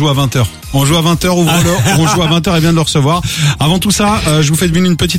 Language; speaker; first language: French; native; French